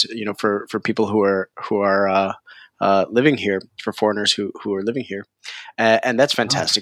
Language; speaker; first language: English; early bilingual, other home language; Spanish